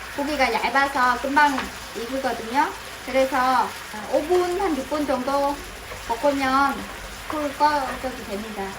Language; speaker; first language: Korean; non-native, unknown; Vietnamese